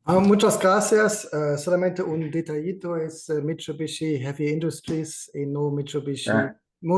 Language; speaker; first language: Spanish; non-native, fluent; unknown